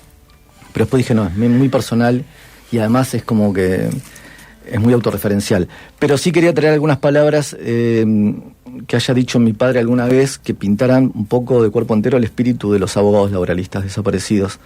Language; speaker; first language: Spanish; native; Spanish